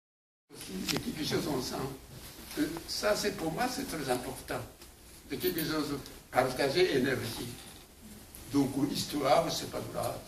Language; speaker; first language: French; non-native, learner; Japanese